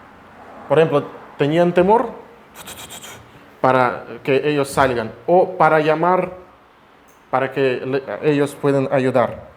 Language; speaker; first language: Spanish; non-native, fluent; Russian